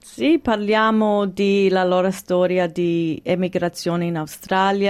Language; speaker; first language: Italian; early bilingual, heritage; English